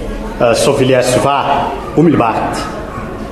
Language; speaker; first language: Danish; non-native, fluent; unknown